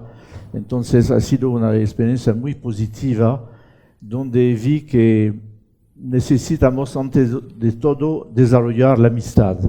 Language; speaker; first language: Spanish; non-native, fluent; French